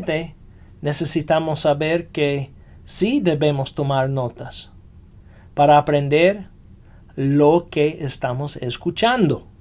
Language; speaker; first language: Spanish; non-native, fluent; English